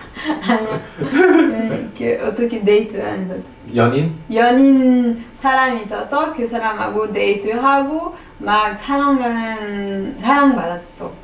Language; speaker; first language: Korean; non-native, fluent; French